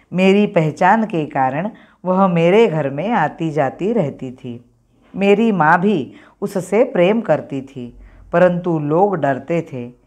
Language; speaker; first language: Hindi; non-native, local second language; Marathi